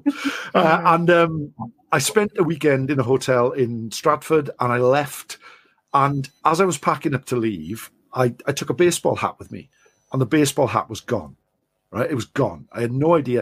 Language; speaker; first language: English; native; English